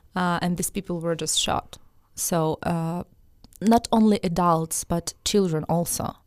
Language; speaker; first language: English; non-native, fluent; Russian